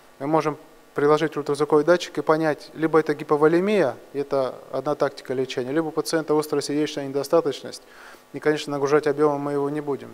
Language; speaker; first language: Russian; non-native, local second language; Georgian